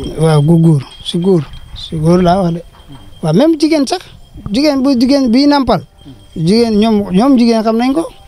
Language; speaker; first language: Wolof; non-native, fluent; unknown